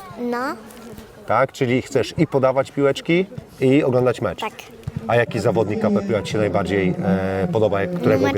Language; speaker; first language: Polish; native; Polish